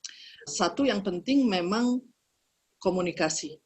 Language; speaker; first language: Indonesian; early bilingual, heritage; Indonesian